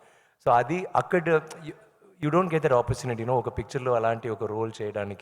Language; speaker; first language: Telugu; non-native, learner; Tamil